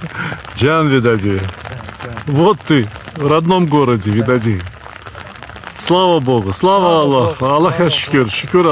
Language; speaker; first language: Russian; native; Russian